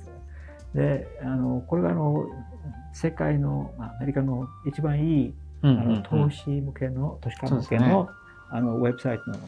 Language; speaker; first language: Japanese; non-native, fluent; English